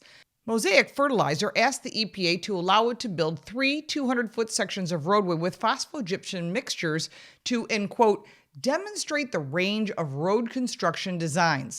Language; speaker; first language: English; native; English